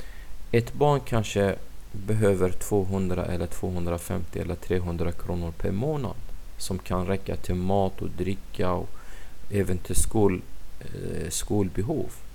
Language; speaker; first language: Swedish; non-native, fluent; Arabic